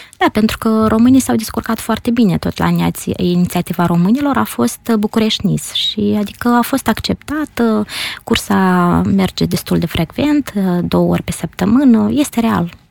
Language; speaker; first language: Romanian; native; Romanian